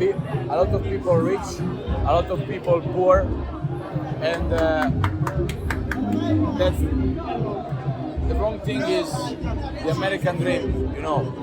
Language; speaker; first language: English; non-native, learner; Italian